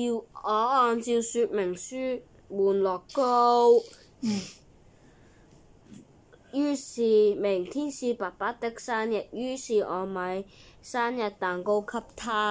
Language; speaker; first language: Chinese; non-native, learner; English